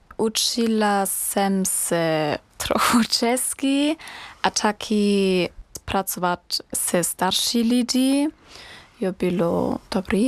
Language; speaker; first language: Czech; non-native, learner; German